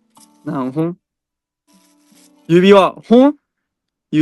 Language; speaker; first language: Japanese; non-native, learner; Korean